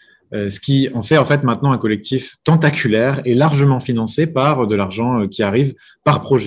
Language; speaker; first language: French; native; French